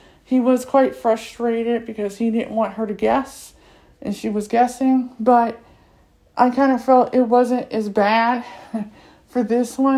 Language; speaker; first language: English; native; English